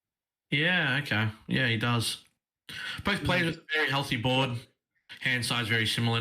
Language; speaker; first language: English; native; English